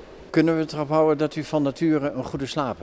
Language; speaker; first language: Dutch; native; Dutch